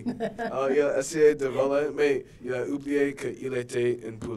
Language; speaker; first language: French; non-native, learner; English